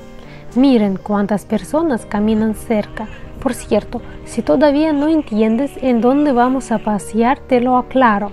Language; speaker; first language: Spanish; non-native, fluent; Russian